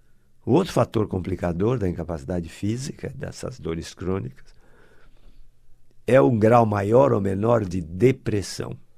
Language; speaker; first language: Portuguese; native; Portuguese